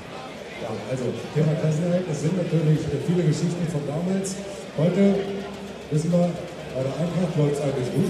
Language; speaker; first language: German; native; German